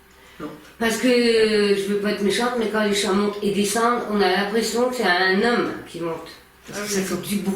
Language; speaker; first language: French; native; French